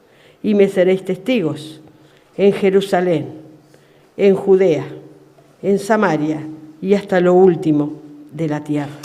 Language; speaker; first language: Spanish; native; Spanish